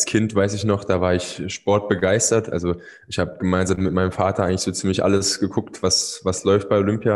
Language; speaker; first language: German; native; German